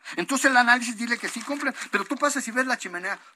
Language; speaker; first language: Spanish; native; Spanish